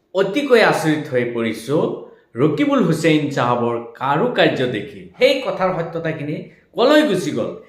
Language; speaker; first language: Assamese; non-native, local second language; Bangla